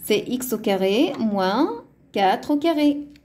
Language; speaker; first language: French; non-native, local second language; Arabic